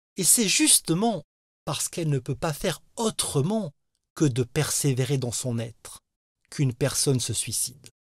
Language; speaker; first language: French; native; French